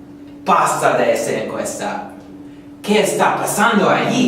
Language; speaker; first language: Spanish; non-native, learner; English